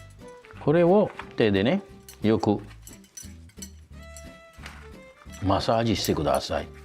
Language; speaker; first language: Japanese; non-native, fluent; Sinhala